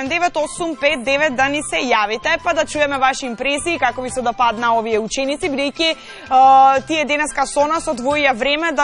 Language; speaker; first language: Macedonian; native; Macedonian